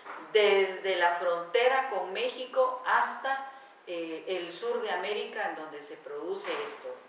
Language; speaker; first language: Spanish; native; Spanish